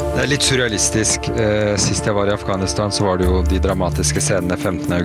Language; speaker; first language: Norwegian; early bilingual, other home language; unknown